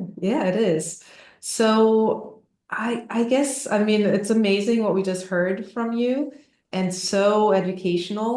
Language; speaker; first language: English; non-native, fluent; German